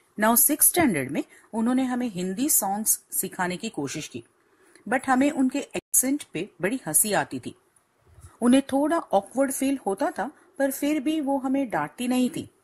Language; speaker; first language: Hindi; non-native, local second language; Gujarati